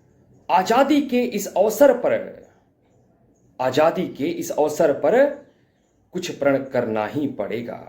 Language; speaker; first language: Hindi; native; Hindi